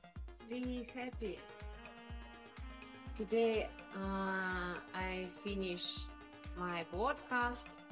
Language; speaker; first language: English; non-native, learner; Russian